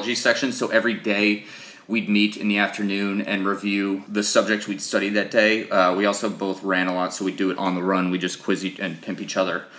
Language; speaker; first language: English; native; English